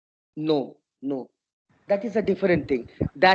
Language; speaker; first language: English; non-native, local second language; Bangla